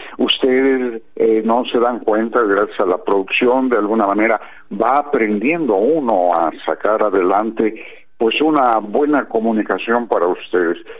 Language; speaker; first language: Spanish; native; Spanish